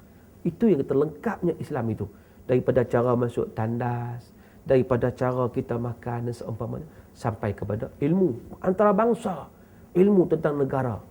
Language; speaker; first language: Malay; native; Malay